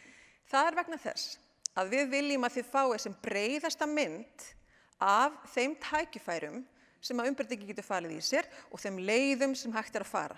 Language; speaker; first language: Icelandic; native; Icelandic